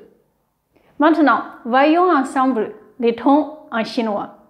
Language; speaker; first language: French; non-native, fluent; Chinese